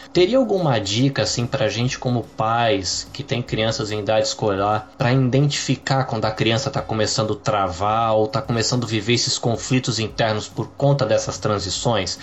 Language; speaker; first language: Portuguese; native; Portuguese